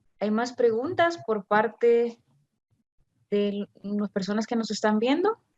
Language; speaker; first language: Spanish; native; Spanish